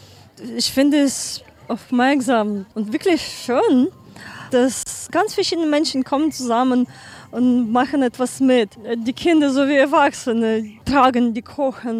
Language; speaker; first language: German; non-native, learner; Ukrainian